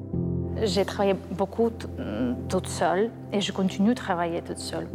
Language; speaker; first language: French; non-native, learner; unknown